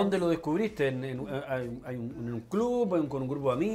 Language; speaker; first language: Spanish; native; Spanish